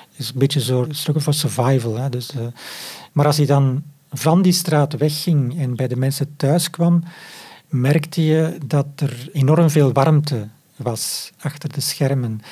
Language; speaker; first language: Dutch; native; Dutch